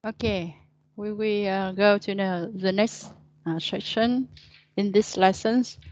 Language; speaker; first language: English; non-native, learner; Vietnamese